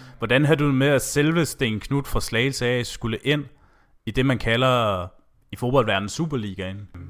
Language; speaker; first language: Danish; native; Danish